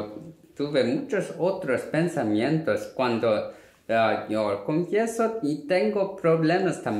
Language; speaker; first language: Spanish; non-native, learner; Korean